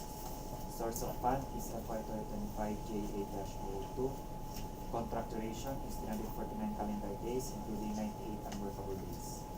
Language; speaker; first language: English; non-native, local second language; Cebuano